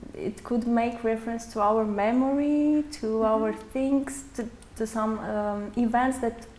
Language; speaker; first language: English; non-native, fluent; Romanian